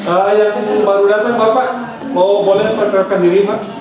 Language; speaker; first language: Indonesian; native; Indonesian